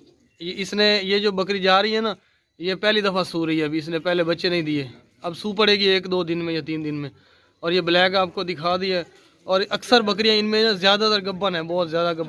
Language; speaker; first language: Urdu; non-native, local second language; Punjabi